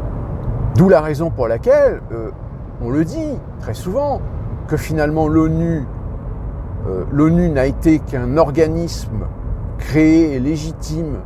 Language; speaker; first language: French; native; French